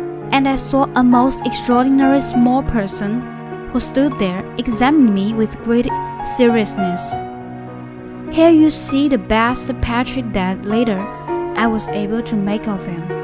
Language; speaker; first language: English; non-native, fluent; Chinese